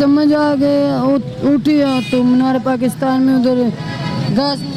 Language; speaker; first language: Hindi; non-native, local second language; Punjabi